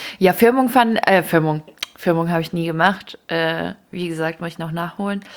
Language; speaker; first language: German; early bilingual, other home language; Ukrainian